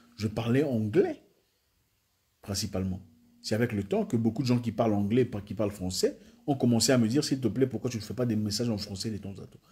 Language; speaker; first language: French; non-native, local second language; Swahili